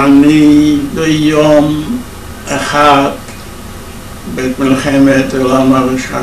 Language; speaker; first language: Hebrew; non-native, fluent; Yiddish